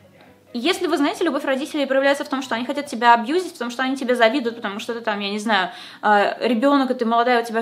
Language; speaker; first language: Russian; native; Russian